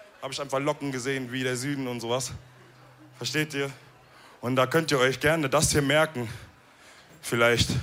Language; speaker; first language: German; early bilingual, other home language; Wolof